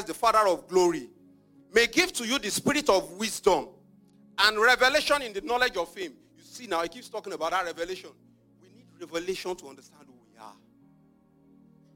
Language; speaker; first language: English; non-native, local second language; Yoruba